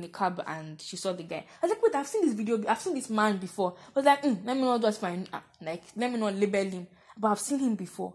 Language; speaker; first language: English; non-native, local second language; Yoruba